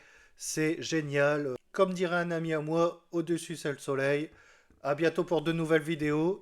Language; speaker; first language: French; native; French